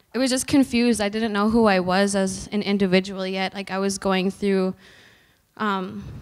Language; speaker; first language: English; native; English